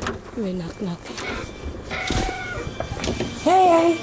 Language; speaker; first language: Swedish; non-native, learner; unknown